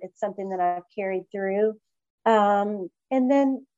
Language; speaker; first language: English; native; English